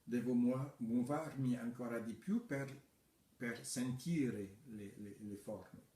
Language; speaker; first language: Italian; non-native, fluent; French